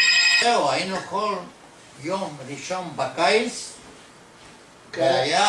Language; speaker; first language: Hebrew; non-native, fluent; Ladino